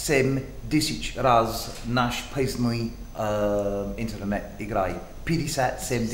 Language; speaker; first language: Russian; non-native, learner; English